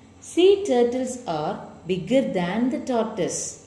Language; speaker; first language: English; non-native, local second language; Tamil